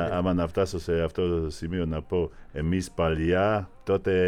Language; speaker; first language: Greek; non-native, fluent; Polish